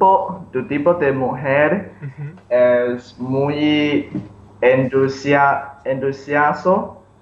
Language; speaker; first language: Spanish; non-native, learner; English